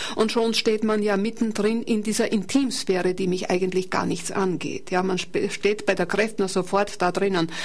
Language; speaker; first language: German; native; German